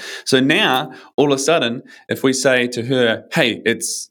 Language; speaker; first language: English; native; English